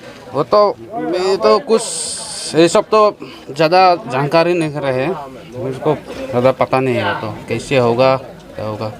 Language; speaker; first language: Hindi; non-native, local second language; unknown